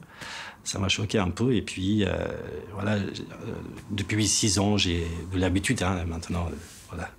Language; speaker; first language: French; non-native, fluent; Persian